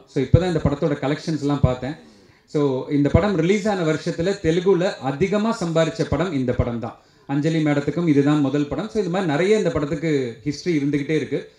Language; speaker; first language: Tamil; native; Tamil